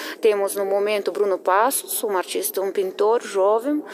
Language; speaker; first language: Portuguese; non-native, fluent; Russian